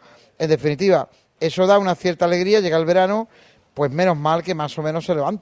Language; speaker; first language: Spanish; native; Spanish